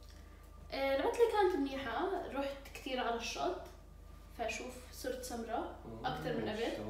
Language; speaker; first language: Arabic; native; Arabic